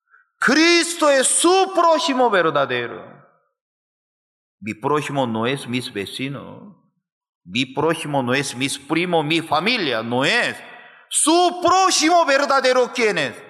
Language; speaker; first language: Spanish; non-native, fluent; Korean